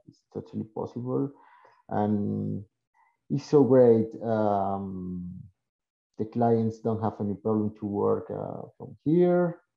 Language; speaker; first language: English; non-native, learner; Spanish